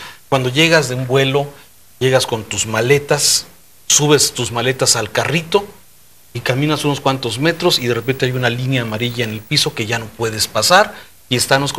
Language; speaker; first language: Spanish; native; Spanish